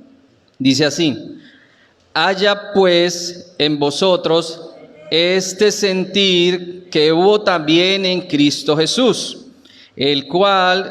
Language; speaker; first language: Spanish; native; Spanish